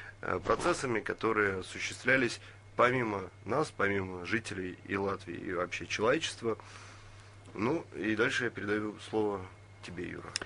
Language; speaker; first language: Russian; native; Russian